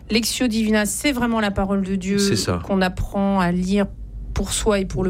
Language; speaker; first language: French; native; French